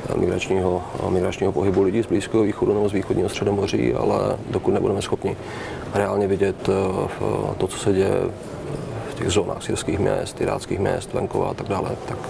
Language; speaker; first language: Czech; native; Czech